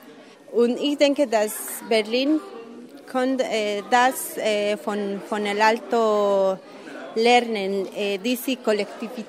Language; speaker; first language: German; non-native, learner; Spanish